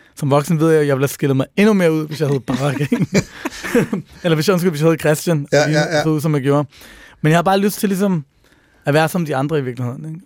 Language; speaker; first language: Danish; early bilingual, other home language; Persian